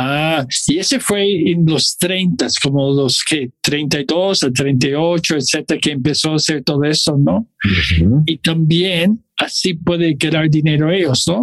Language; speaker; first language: Spanish; non-native, fluent; English